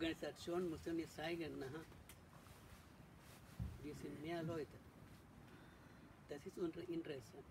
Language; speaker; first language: German; non-native, learner; Sinhala